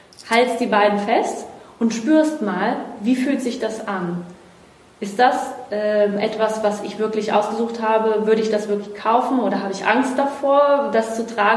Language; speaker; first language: German; non-native, fluent; Portuguese